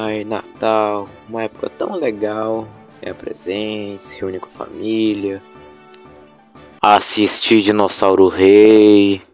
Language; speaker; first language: Portuguese; native; Portuguese